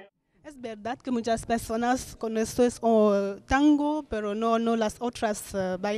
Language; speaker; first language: Spanish; non-native, learner; French